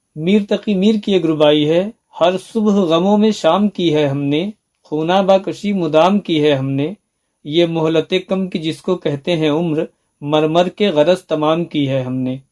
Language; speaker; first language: Urdu; native; Urdu